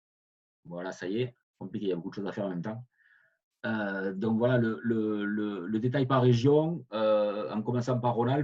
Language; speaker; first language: French; native; French